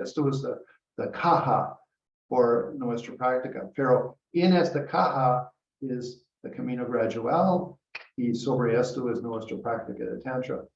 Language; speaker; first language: Spanish; non-native, learner; English